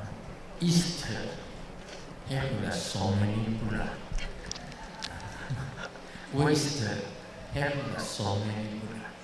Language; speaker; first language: English; non-native, learner; Chinese